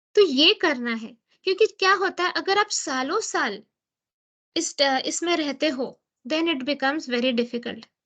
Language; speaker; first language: Hindi; native; Hindi